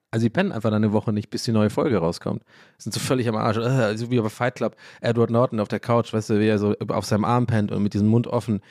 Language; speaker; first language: German; early bilingual, other home language; English